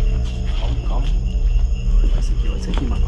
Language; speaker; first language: Portuguese; native; Portuguese